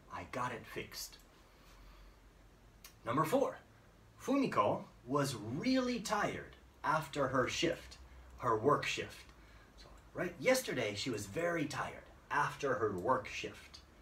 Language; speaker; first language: English; native; English